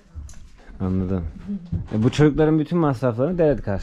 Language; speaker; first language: Turkish; native; Turkish